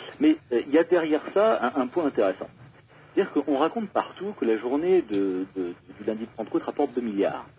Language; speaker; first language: French; native; French